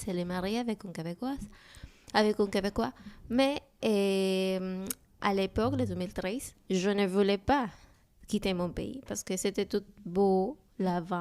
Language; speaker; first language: French; non-native, learner; Spanish